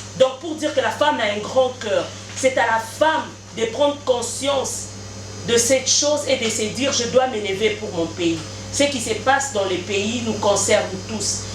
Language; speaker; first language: French; non-native, local second language; Lingala